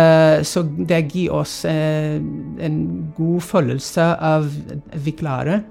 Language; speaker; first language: Norwegian; non-native, fluent; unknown